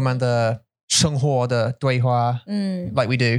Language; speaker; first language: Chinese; non-native, learner; English